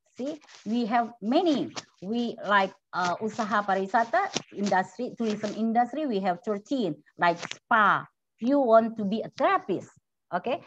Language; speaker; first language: English; non-native, fluent; Indonesian